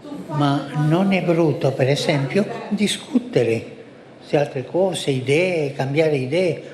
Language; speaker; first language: Italian; non-native, fluent; Spanish